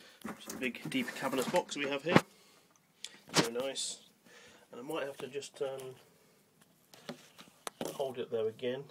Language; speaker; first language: English; native; English